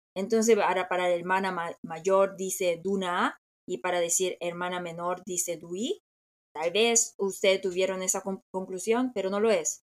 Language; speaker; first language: Spanish; non-native, fluent; Korean